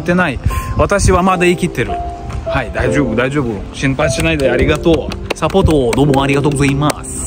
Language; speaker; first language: Japanese; non-native, learner; Russian